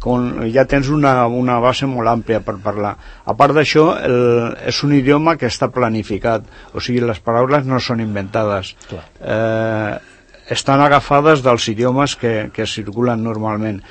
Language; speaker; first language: Catalan; non-native, local second language; Spanish